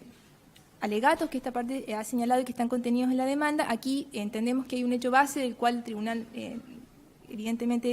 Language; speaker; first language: Spanish; native; Spanish